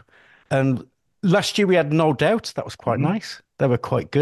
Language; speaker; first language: English; native; English